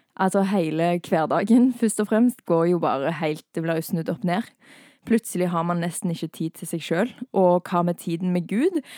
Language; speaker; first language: Norwegian; native; Norwegian